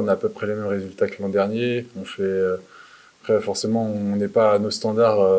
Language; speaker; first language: French; native; French